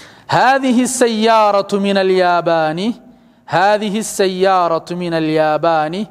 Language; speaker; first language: Arabic; non-native, fluent; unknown